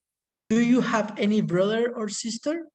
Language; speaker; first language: English; non-native, learner; Spanish